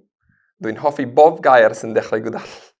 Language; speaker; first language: Welsh; non-native, learner; Spanish